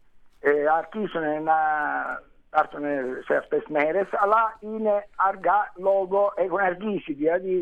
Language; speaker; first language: Greek; non-native, learner; Italian